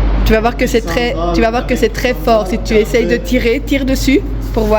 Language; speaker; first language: French; native; French